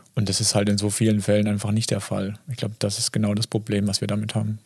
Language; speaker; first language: German; native; German